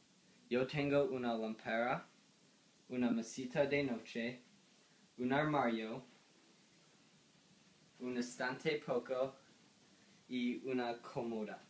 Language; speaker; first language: Spanish; non-native, learner; English